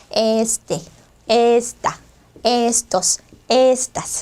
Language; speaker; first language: Spanish; non-native, fluent; Korean